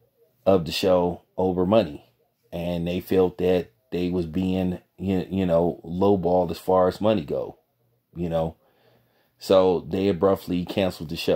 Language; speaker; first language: English; native; English